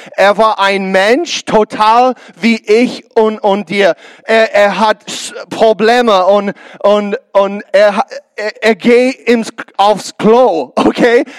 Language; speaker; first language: German; non-native, learner; English